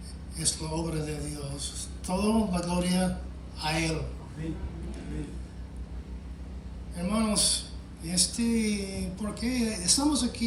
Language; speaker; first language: Spanish; non-native, fluent; English